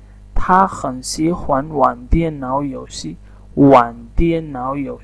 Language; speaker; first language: Chinese; non-native, learner; Urdu